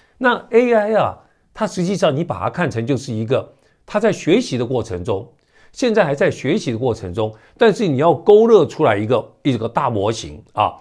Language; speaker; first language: Chinese; native; Chinese